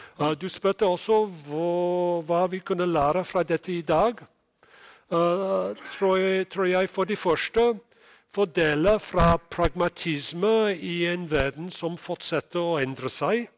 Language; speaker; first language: Norwegian; non-native, fluent; English